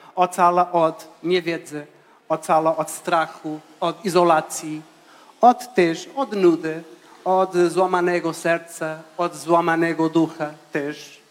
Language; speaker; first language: Polish; non-native, fluent; Portuguese